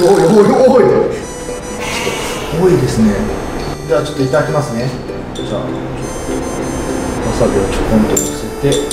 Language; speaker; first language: Japanese; native; Japanese